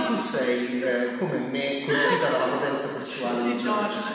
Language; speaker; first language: Italian; native; Italian